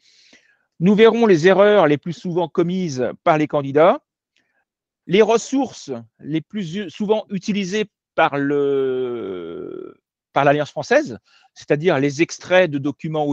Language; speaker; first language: French; native; French